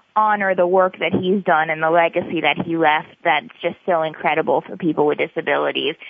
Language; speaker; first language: English; native; English